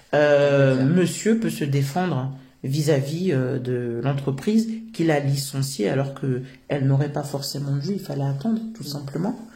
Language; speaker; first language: French; native; French